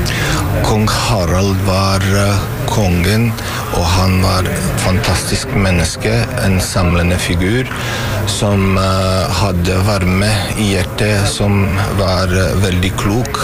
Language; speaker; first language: Norwegian; non-native, fluent; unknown